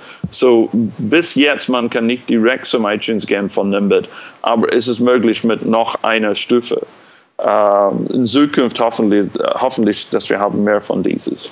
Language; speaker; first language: German; non-native, fluent; English